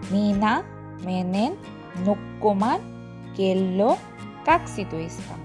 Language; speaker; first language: Finnish; non-native, learner; Bangla